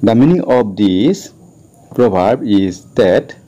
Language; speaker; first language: English; non-native, local second language; Assamese